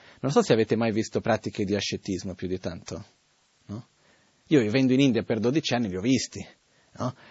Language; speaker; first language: Italian; non-native, fluent; Portuguese